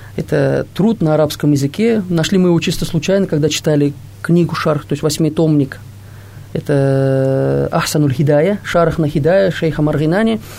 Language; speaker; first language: Russian; non-native, local second language; Tatar